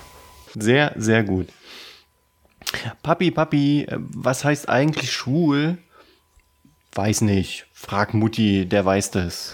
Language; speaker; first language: German; native; German